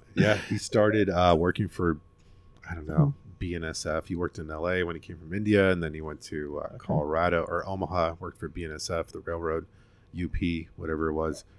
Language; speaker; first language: English; early bilingual, other home language; Hindi